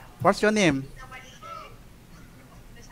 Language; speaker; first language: English; non-native, local second language; Malay